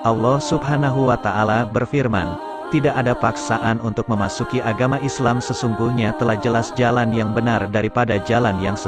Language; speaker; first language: Indonesian; native; Indonesian